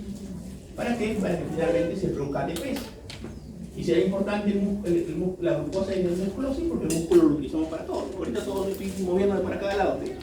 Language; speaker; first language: Spanish; native; Spanish